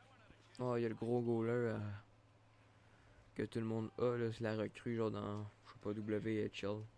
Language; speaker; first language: French; native; French